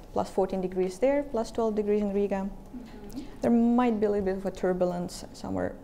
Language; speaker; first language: English; non-native, fluent; Estonian